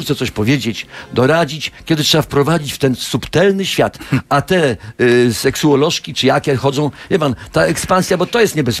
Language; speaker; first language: Polish; native; Polish